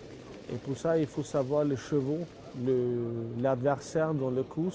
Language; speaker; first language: French; non-native, fluent; Swedish